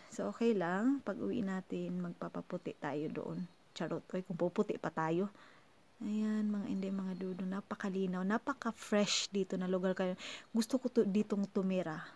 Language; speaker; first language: Filipino; non-native, local second language; Cebuano